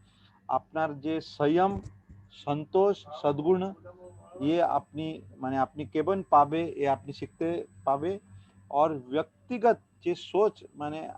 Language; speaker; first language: Bangla; non-native, learner; Hindi